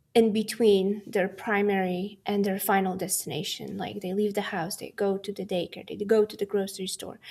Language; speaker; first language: English; non-native, fluent; Polish